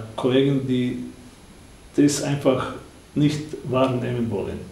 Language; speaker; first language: German; non-native, fluent; Bosnian